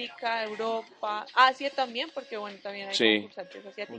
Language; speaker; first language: Spanish; native; Spanish